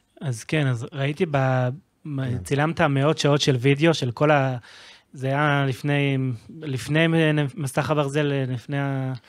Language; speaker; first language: Hebrew; native; Hebrew